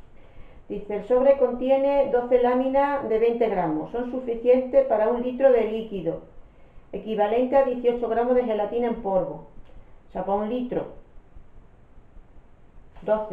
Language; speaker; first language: Spanish; native; Spanish